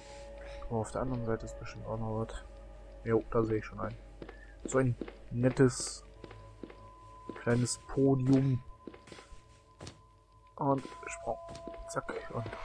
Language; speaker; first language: German; native; German